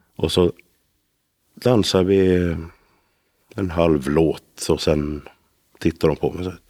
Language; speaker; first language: Swedish; native; Swedish